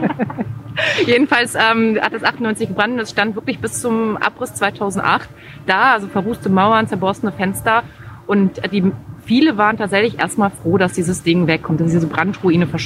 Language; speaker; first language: German; native; German